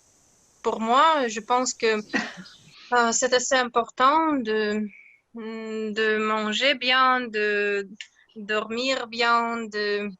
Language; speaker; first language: French; non-native, learner; Russian